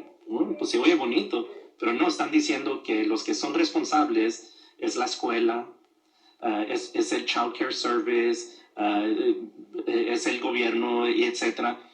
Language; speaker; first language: Spanish; early bilingual, other home language; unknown